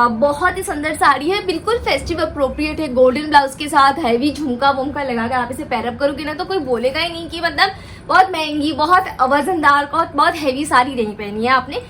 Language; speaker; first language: Hindi; non-native, local second language; Bangla